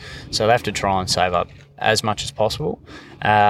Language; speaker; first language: English; native; English